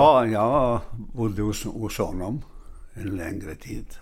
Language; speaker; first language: Swedish; non-native, fluent; Italian